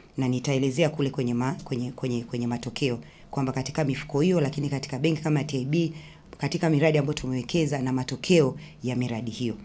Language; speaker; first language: Swahili; native; Swahili